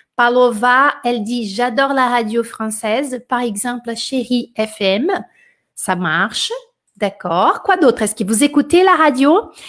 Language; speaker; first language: French; non-native, fluent; Portuguese